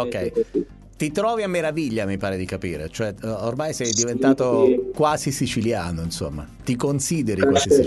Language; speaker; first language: Italian; native; Italian